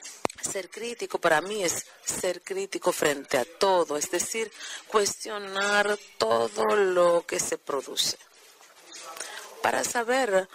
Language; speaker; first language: Spanish; non-native, fluent; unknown